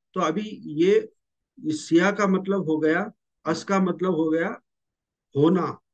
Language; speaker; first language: Hindi; non-native, local second language; Marathi